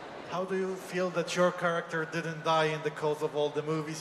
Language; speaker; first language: English; non-native, fluent; Polish